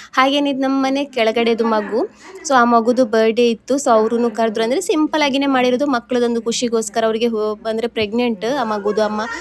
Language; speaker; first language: Kannada; non-native, local second language; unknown